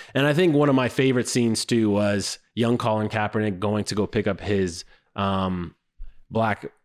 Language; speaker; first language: English; native; English